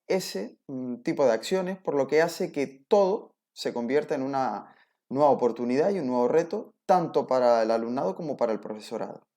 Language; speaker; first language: Spanish; native; Spanish